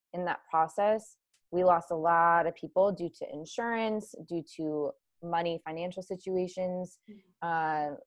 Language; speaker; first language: English; native; English